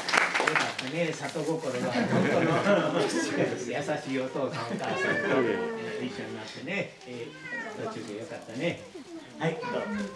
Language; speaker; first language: Japanese; native; Japanese